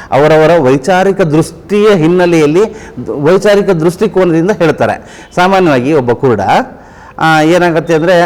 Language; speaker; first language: Kannada; non-native, local second language; Lambadi